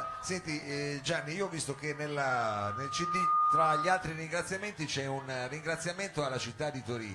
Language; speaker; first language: Italian; native; Italian